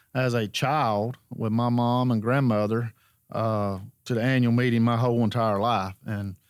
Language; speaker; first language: English; native; English